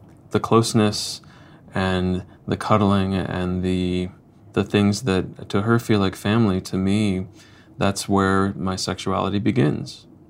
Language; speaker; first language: English; native; English